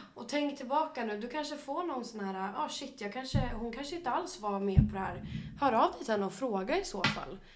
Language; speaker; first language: Swedish; native; Swedish